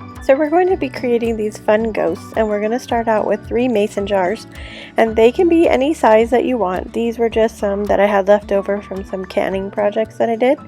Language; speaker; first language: English; native; English